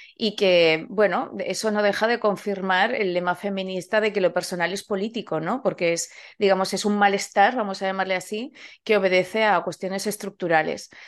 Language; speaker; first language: Spanish; non-native, local second language; Catalan